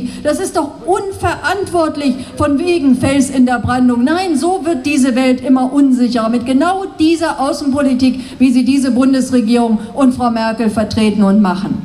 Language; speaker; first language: German; native; German